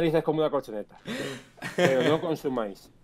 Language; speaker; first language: Spanish; native; Spanish